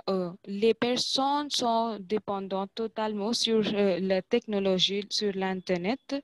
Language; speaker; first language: French; non-native, fluent; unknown